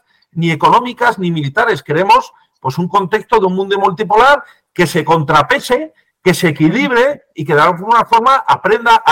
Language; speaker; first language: Spanish; native; Spanish